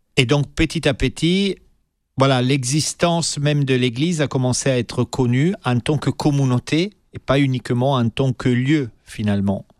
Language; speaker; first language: French; native; French